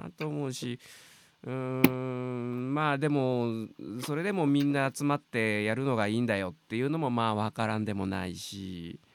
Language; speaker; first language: Japanese; native; Japanese